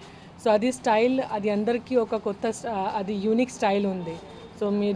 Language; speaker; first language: Telugu; non-native, local second language; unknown